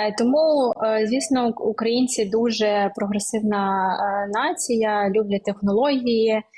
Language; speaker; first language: Ukrainian; native; Ukrainian